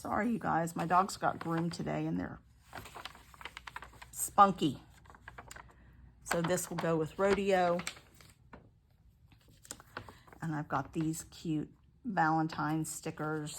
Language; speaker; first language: English; native; English